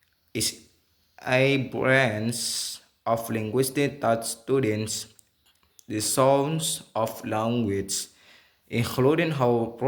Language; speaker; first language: English; non-native, learner; Indonesian